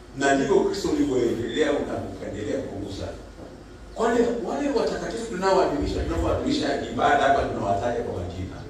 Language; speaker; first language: Swahili; native; Swahili